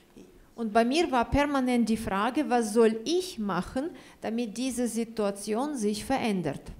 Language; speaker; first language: German; non-native, fluent; Russian